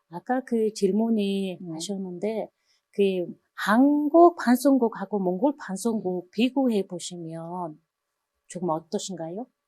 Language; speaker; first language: Korean; non-native, fluent; Mongolian